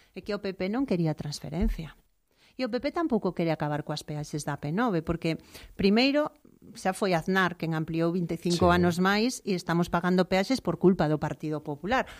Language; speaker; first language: Galician; native; Galician